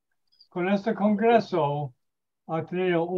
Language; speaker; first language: Spanish; non-native, learner; English